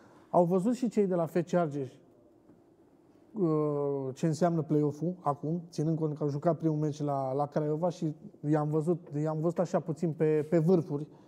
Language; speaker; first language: Romanian; native; Romanian